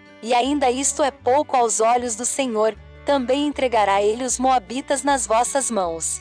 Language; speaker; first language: Portuguese; native; Portuguese